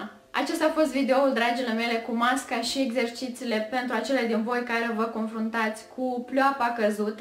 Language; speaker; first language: Romanian; native; Romanian